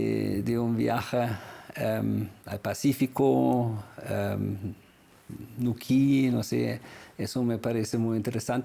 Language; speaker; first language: Spanish; non-native, fluent; German